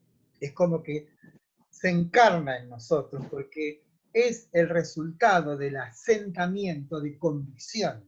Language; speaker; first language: Spanish; native; Spanish